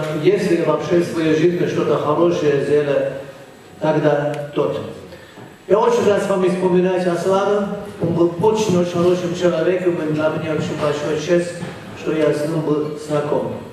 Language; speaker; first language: Russian; non-native, fluent; German